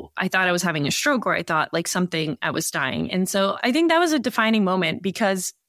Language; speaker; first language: English; early bilingual, other home language; Bosnian